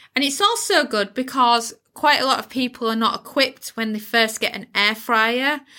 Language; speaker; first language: English; native; English